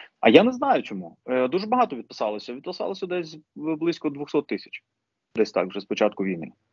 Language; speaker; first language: Ukrainian; non-native, local second language; Russian